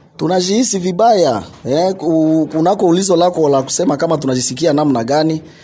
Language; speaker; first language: Swahili; non-native, local second language; Nande